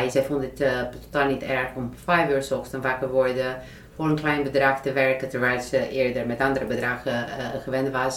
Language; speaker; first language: Dutch; non-native, fluent; Romanian